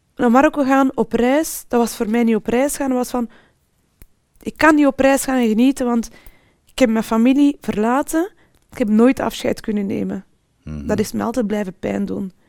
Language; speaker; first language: Dutch; early bilingual, other home language; Arabic